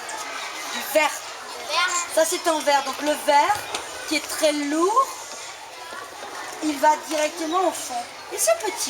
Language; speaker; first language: French; native; French